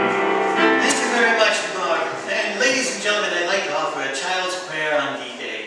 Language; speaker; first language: English; native; English